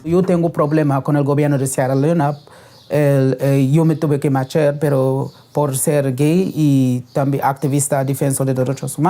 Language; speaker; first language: Spanish; non-native, local second language; English